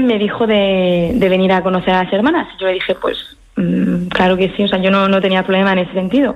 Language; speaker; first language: Spanish; early bilingual, heritage; French